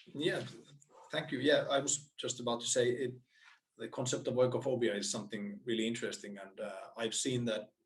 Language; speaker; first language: English; non-native, fluent; Finnish